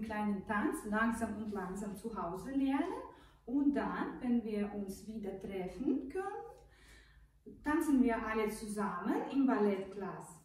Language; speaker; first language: German; non-native, learner; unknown